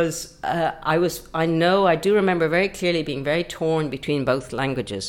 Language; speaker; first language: English; native; English